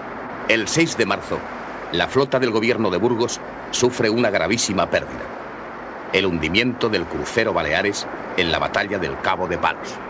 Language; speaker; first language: Spanish; native; Spanish